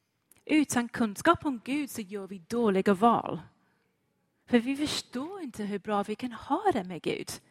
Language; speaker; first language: Swedish; non-native, fluent; English